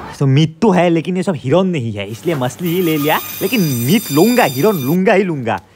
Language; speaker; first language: Hindi; non-native, local second language; Assamese